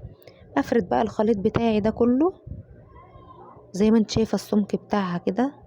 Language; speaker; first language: Arabic; native; Arabic